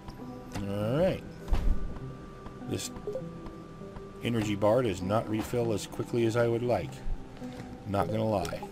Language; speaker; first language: English; native; English